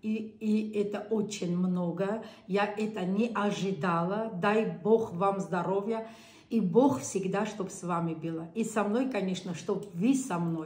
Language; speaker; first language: Russian; non-native, local second language; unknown